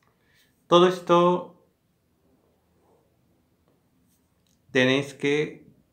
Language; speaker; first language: Spanish; non-native, learner; Hindi